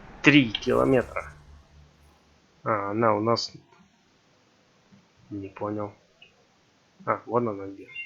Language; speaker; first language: Russian; native; Russian